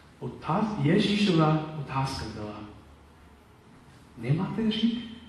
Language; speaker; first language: Czech; non-native, learner; Polish